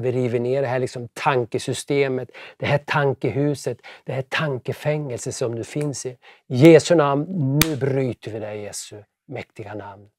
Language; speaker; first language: Swedish; native; Swedish